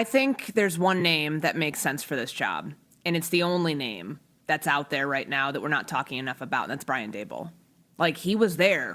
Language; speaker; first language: English; native; English